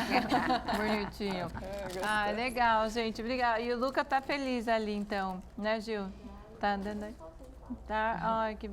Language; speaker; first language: Portuguese; native; Portuguese